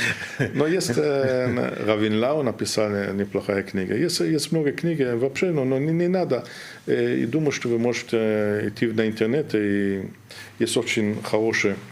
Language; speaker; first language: Russian; non-native, fluent; German